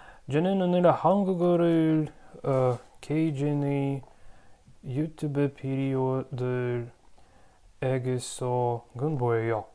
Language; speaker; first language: Korean; non-native, learner; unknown